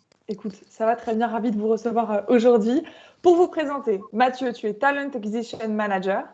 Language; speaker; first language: French; native; French